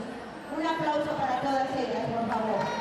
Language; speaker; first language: Spanish; native; Spanish